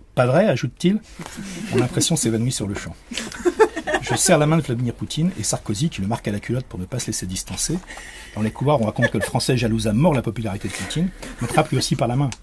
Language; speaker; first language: French; native; French